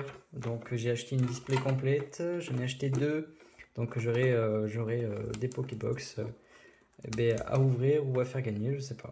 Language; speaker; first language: French; native; French